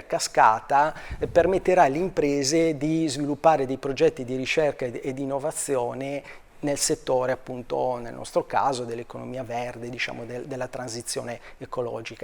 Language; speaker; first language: Italian; native; Italian